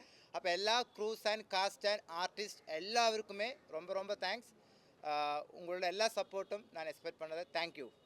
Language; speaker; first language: Tamil; non-native, learner; Malayalam